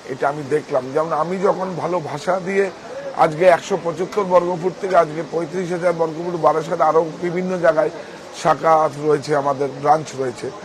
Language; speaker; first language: Bangla; native; Bangla